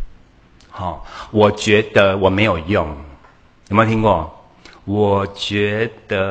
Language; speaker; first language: Chinese; native; Chinese